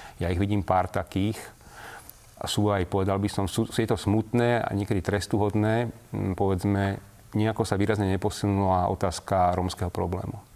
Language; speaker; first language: Slovak; native; Slovak